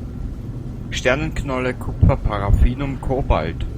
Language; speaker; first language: German; native; German